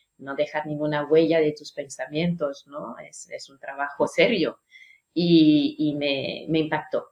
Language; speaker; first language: Spanish; non-native, fluent; French